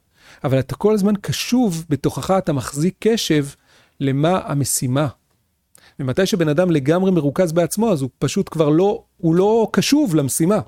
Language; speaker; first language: Hebrew; native; Hebrew